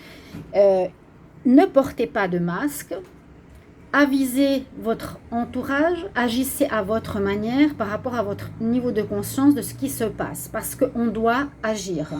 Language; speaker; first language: French; native; French